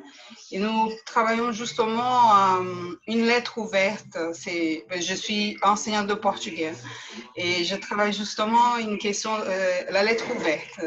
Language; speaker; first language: French; native; French